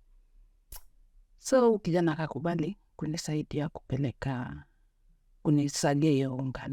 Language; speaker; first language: Swahili; native; Swahili